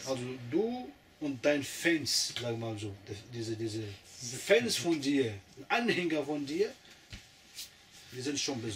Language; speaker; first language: German; non-native, fluent; Arabic